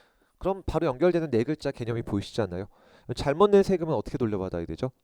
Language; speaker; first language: Korean; native; Korean